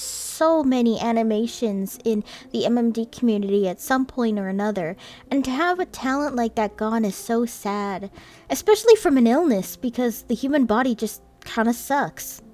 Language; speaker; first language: English; native; English